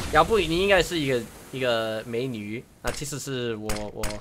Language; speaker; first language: Chinese; non-native, fluent; English